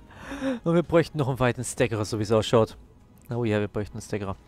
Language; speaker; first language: German; native; German